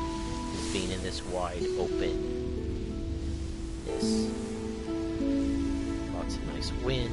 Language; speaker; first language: English; native; English